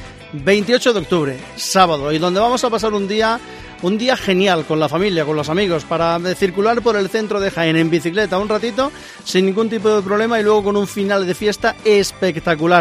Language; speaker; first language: Spanish; native; Spanish